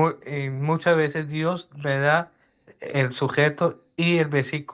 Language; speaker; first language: Spanish; non-native, fluent; Dutch